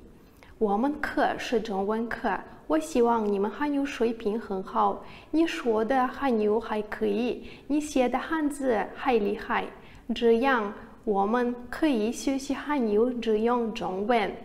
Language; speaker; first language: Chinese; non-native, learner; Russian